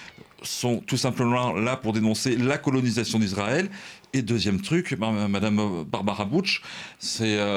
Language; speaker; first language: French; native; French